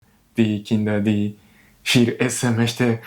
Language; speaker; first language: German; non-native, learner; Japanese